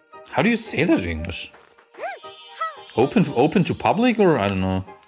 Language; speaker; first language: English; non-native, fluent; German